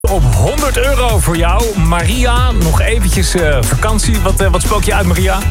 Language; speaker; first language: Dutch; native; Dutch